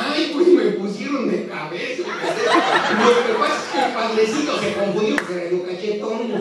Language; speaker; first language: Spanish; native; Spanish